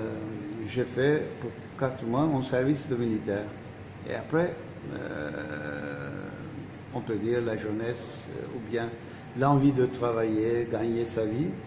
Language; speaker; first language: French; non-native, fluent; Turkish